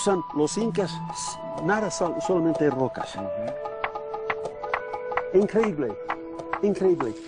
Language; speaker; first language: Spanish; non-native, learner; English